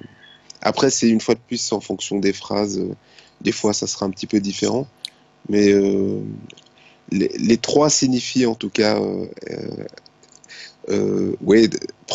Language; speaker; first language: French; native; French